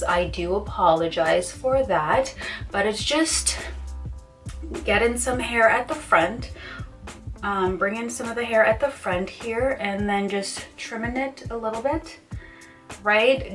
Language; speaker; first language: English; native; English